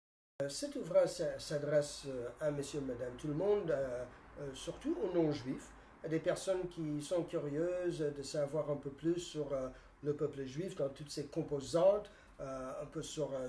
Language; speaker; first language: French; non-native, fluent; English